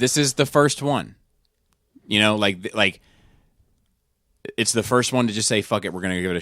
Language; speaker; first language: English; native; English